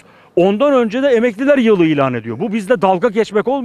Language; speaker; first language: Turkish; native; Turkish